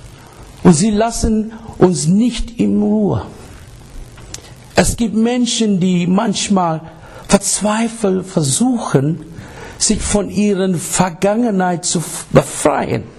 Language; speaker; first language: German; non-native, learner; English